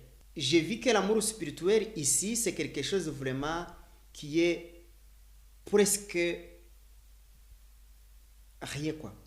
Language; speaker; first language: French; non-native, learner; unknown